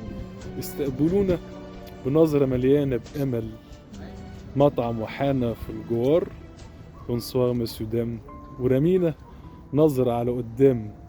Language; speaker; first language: Arabic; native; Arabic